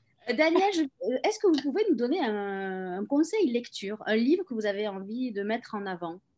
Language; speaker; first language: French; native; French